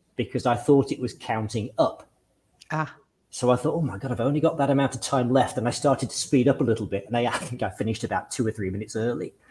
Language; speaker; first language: English; native; English